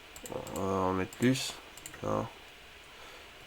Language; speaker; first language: French; native; French